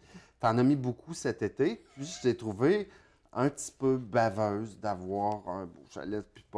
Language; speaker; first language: French; native; French